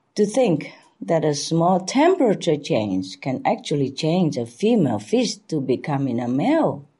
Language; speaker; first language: English; non-native, fluent; Vietnamese